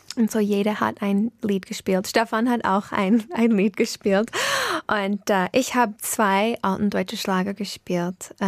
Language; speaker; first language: German; non-native, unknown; English